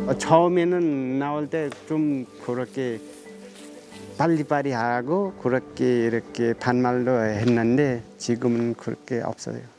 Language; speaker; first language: Korean; non-native, learner; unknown